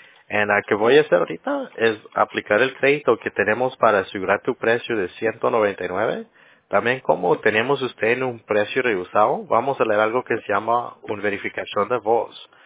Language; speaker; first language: Spanish; early bilingual, heritage; Spanish